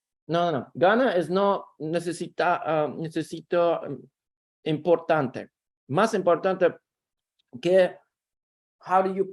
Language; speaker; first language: Spanish; non-native, learner; Russian